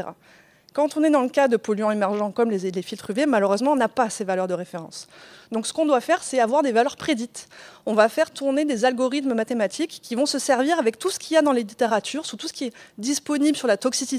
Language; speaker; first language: French; native; French